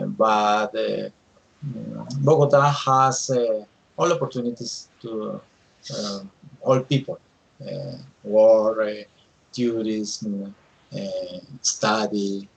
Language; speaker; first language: English; non-native, learner; Spanish